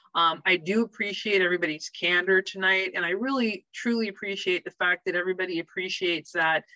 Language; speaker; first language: English; native; English